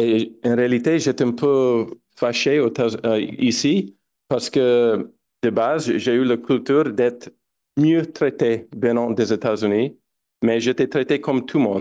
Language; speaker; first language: French; non-native, fluent; English